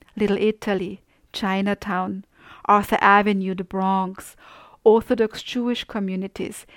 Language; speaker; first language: English; non-native, fluent; German